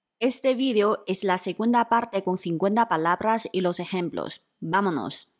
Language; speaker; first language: Spanish; non-native, fluent; Chinese